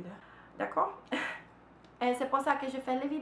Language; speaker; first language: French; non-native, learner; Portuguese